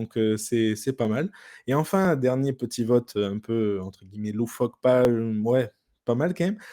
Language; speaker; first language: French; native; French